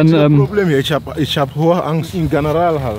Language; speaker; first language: German; native; German